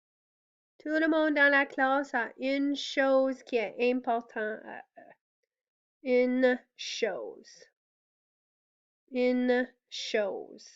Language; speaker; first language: French; non-native, fluent; English